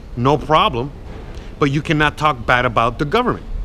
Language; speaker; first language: English; native; English